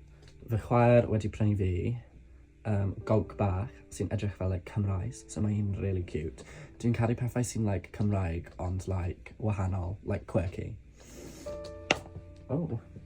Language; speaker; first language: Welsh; non-native, local second language; English